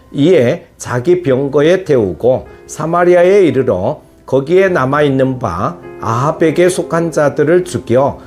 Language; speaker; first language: Korean; native; Korean